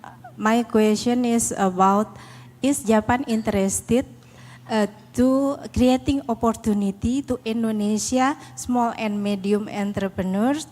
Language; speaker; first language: English; non-native, learner; Indonesian